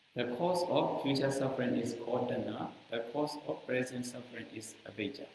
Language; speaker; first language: English; non-native, learner; Burmese